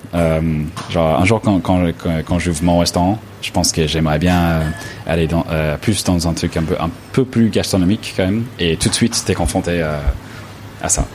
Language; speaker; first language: French; non-native, fluent; English